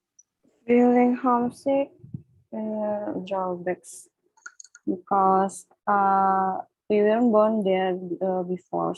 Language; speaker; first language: English; non-native, learner; Indonesian